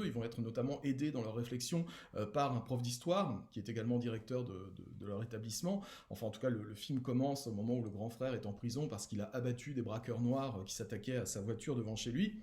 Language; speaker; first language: French; native; French